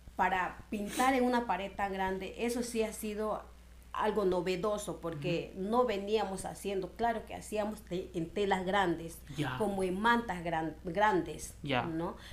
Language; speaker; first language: Spanish; non-native, local second language; Shipibo-Conibo